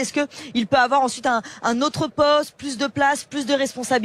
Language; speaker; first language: French; native; French